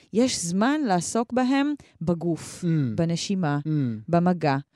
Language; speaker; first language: Hebrew; native; Hebrew